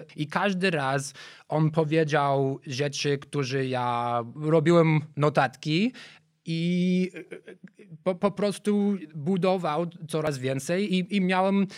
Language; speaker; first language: Polish; non-native, fluent; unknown